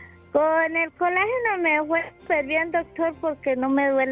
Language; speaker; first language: Spanish; native; Spanish